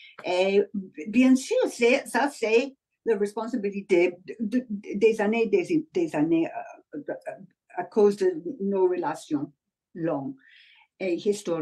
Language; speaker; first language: French; non-native, learner; English